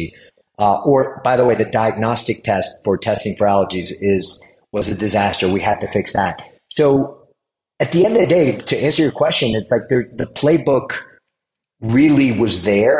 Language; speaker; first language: English; native; English